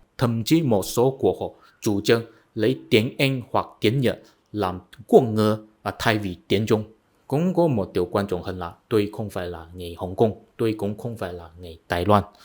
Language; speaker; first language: Vietnamese; non-native, fluent; Chinese